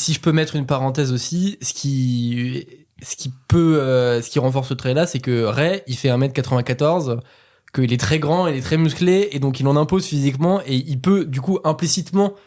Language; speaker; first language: French; native; French